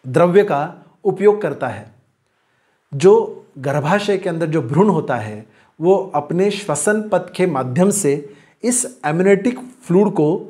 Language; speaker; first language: Hindi; non-native, local second language; Marathi